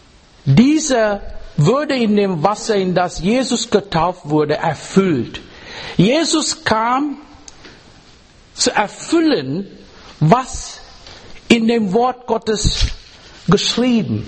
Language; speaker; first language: German; non-native, learner; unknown